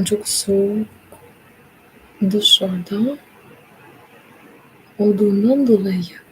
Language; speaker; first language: Turkish; non-native, learner; English